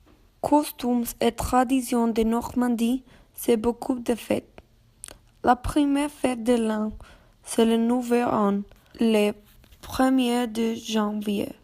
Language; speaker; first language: French; non-native, learner; Spanish